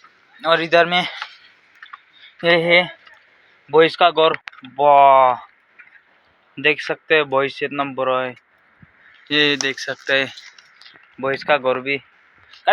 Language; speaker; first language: Hindi; non-native, learner; Nepali